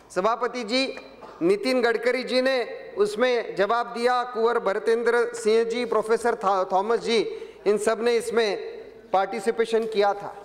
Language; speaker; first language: Hindi; non-native, local second language; Marathi